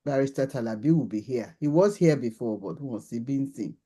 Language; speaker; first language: English; non-native, local second language; Yoruba